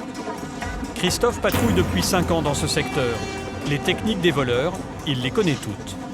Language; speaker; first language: French; native; French